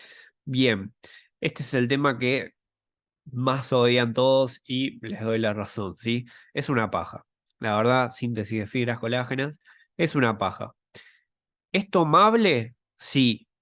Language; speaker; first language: Spanish; native; Spanish